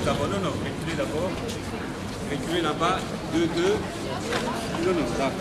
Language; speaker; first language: French; native; French